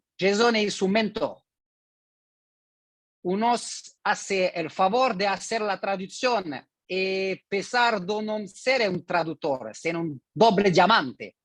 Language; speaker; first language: Spanish; non-native, learner; French